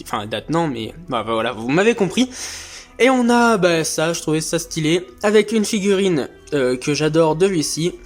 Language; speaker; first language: French; native; French